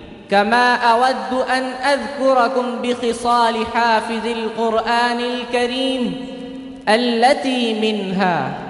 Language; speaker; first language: Arabic; non-native, learner; Urdu